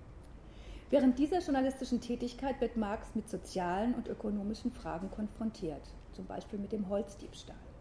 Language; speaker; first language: German; native; German